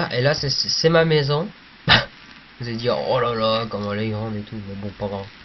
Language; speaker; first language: French; native; French